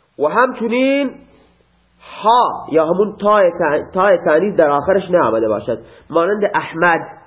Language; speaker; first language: Persian; non-native, local second language; Baluchi